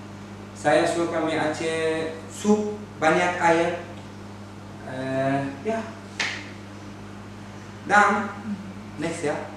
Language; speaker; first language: Indonesian; non-native, learner; Arabic